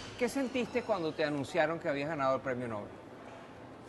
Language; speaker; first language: Spanish; native; Spanish